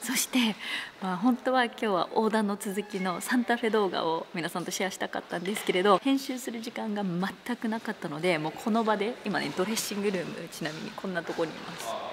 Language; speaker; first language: Japanese; native; Japanese